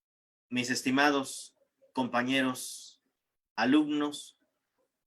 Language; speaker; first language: Spanish; native; Spanish